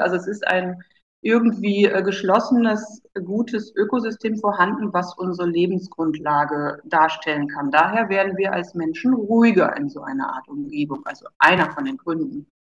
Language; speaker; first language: German; native; German